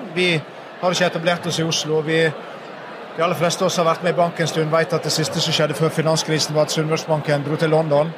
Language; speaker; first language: Norwegian; native; Norwegian